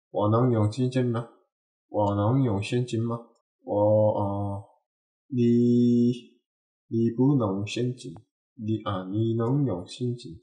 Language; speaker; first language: Chinese; non-native, learner; Korean